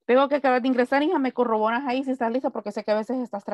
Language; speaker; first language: Spanish; native; Spanish